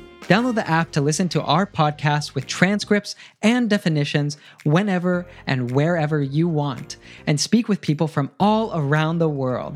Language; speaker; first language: English; native; English